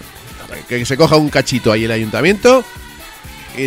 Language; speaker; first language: Spanish; native; Spanish